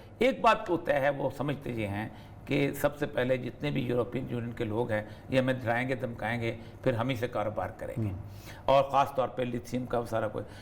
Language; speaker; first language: Urdu; non-native, local second language; Pashto